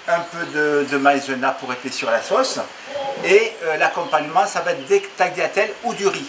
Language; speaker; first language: French; native; French